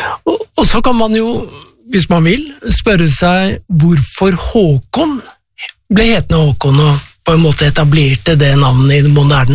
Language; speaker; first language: Norwegian; native; Norwegian